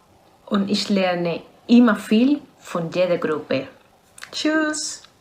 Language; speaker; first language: German; non-native, fluent; Spanish